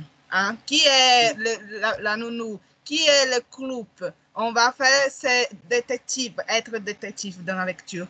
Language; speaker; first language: French; non-native, learner; Portuguese